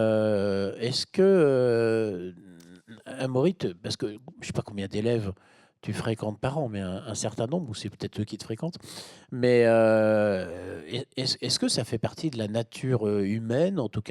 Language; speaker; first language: French; native; French